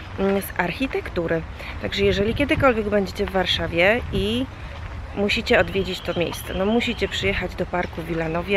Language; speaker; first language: Polish; native; Polish